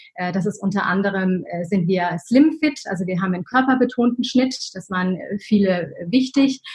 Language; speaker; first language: German; early bilingual, other home language; Arabic